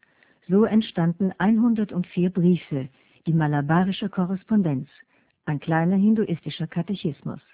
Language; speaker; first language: German; native; German